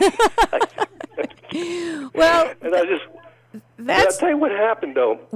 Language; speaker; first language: English; early bilingual, other home language; Polish